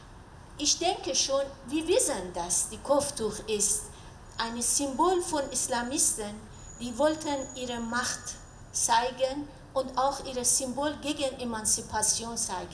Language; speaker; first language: German; non-native, learner; Persian